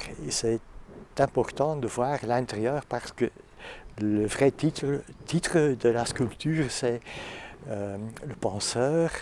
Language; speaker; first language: French; non-native, fluent; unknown